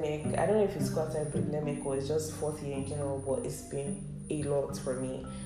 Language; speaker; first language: English; non-native, local second language; Yoruba